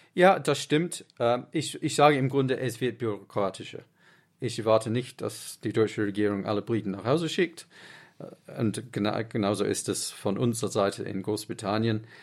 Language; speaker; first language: German; non-native, fluent; English